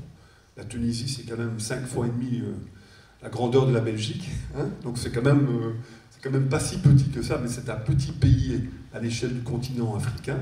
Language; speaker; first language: French; native; French